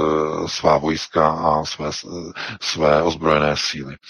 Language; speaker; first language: Czech; native; Czech